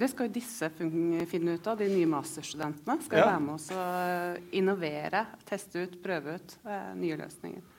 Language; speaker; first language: Norwegian; native; Norwegian